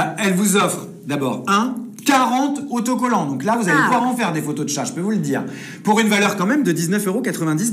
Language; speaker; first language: French; native; French